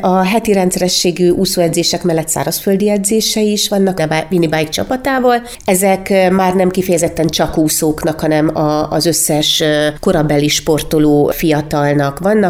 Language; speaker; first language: Hungarian; native; Hungarian